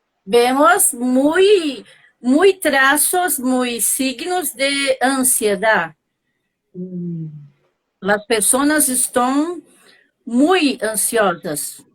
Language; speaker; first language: Spanish; non-native, learner; Portuguese